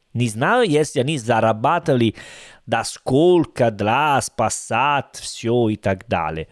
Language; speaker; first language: Russian; non-native, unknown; Italian